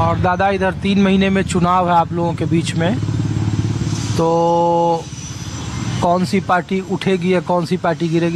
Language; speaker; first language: Hindi; native; Hindi